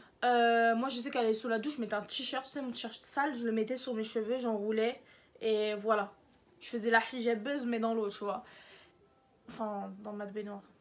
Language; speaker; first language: French; native; French